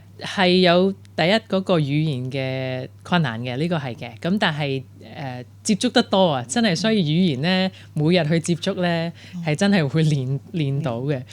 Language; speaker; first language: Cantonese; early bilingual, heritage; Cantonese